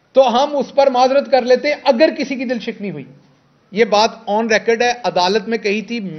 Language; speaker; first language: Urdu; native; Urdu